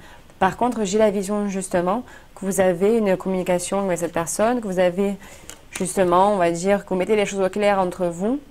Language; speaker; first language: French; native; French